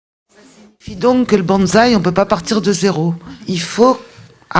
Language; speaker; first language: French; native; French